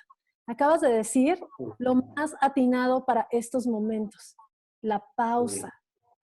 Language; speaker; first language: Spanish; native; Spanish